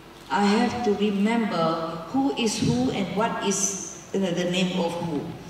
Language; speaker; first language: English; non-native, local second language; Malay